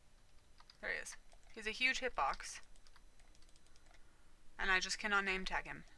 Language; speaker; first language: English; native; English